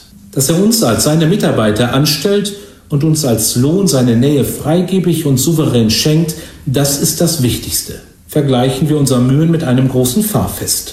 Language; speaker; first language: German; native; German